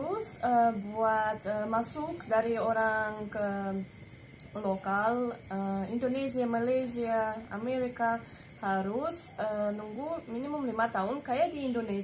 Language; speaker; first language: Indonesian; non-native, learner; Russian